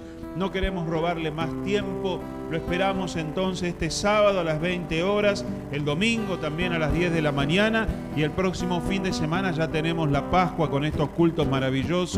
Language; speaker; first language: Spanish; native; Spanish